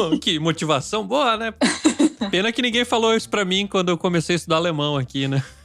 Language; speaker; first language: Portuguese; native; Portuguese